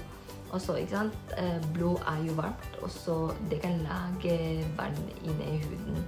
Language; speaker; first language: Norwegian; non-native, fluent; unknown